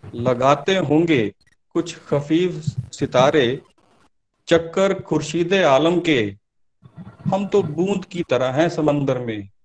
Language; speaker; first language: Hindi; native; Hindi